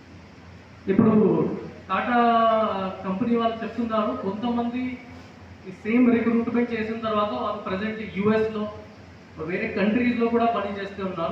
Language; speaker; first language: Telugu; non-native, fluent; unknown